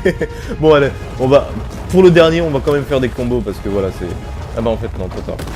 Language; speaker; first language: French; native; French